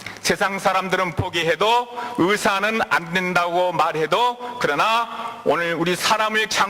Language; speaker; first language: Korean; native; Korean